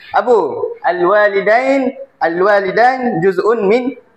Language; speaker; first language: Arabic; non-native, learner; Malay